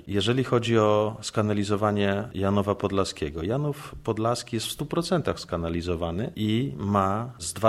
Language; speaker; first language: Polish; native; Polish